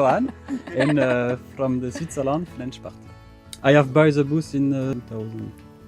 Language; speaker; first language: English; non-native, learner; French